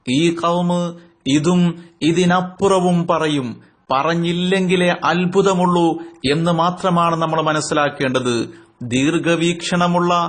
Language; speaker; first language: Malayalam; native; Malayalam